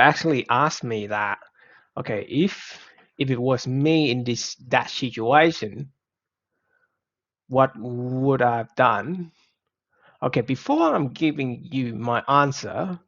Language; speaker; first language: English; non-native, fluent; Vietnamese